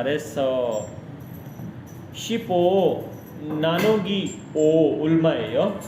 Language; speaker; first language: Korean; non-native, learner; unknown